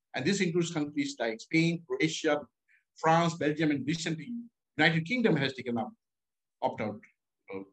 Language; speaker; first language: English; non-native, local second language; Hindi